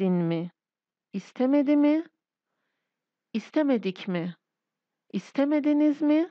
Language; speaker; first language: Turkish; non-native, fluent; Persian